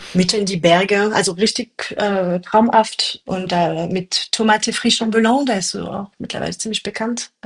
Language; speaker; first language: German; non-native, fluent; French